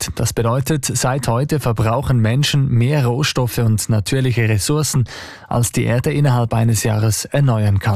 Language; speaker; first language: German; native; German